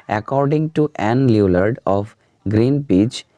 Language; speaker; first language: English; non-native, local second language; Bangla